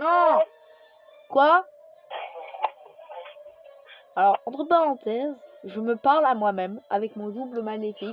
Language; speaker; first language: French; native; French